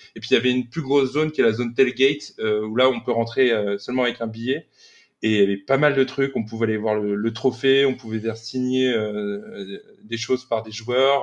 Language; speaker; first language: French; native; French